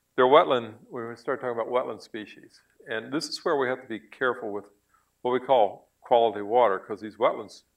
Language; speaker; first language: English; native; English